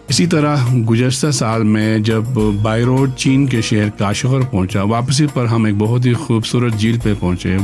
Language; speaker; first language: Urdu; non-native, local second language; Balti